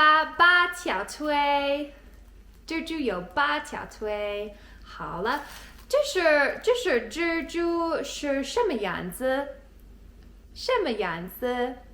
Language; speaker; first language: Chinese; non-native, learner; English